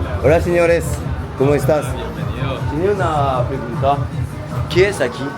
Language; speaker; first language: Spanish; non-native, learner; French